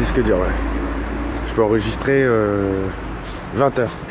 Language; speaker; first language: French; native; French